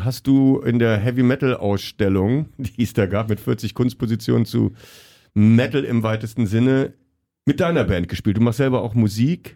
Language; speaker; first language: German; native; German